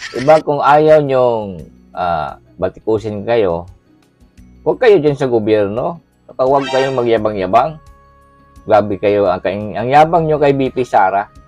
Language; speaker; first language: Filipino; non-native, local second language; Cebuano